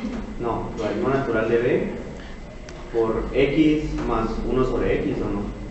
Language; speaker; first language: Spanish; native; Spanish